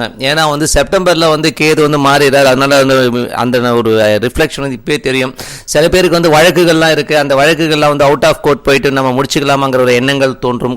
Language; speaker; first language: Tamil; native; Tamil